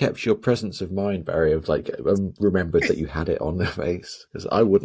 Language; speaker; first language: English; native; English